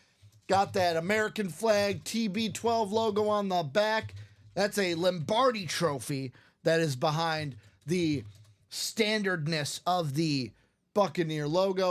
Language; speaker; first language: English; native; English